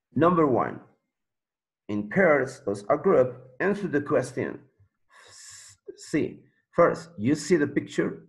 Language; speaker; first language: English; non-native, learner; Spanish